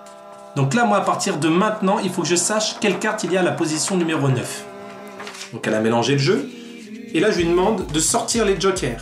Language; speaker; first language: French; native; French